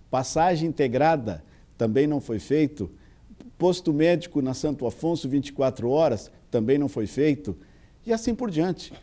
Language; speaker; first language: Portuguese; native; Portuguese